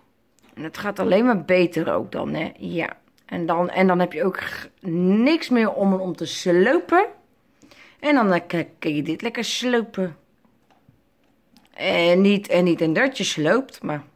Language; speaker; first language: Dutch; native; Dutch